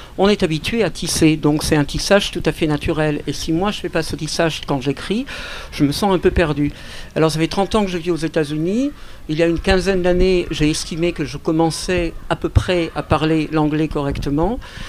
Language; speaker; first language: French; early bilingual, other home language; Catalan